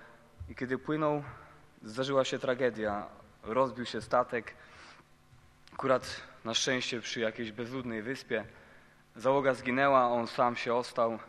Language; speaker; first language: Polish; native; Polish